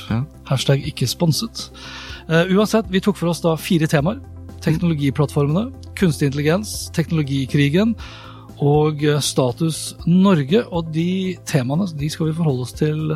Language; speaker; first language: Norwegian; native; Norwegian